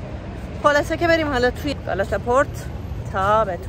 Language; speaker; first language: Persian; native; Persian